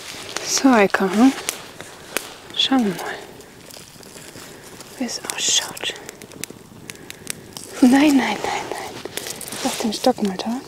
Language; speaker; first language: German; native; German